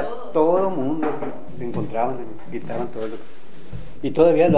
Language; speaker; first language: Spanish; native; Spanish